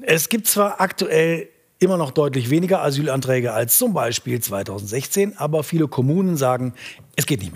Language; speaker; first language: German; native; German